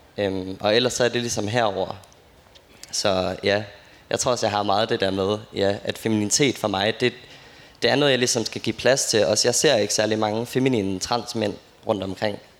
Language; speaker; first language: Danish; native; Danish